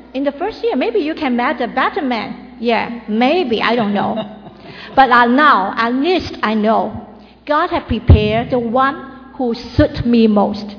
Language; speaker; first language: English; non-native, local second language; Chinese